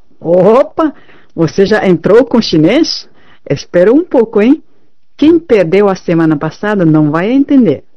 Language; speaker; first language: Portuguese; non-native, fluent; Chinese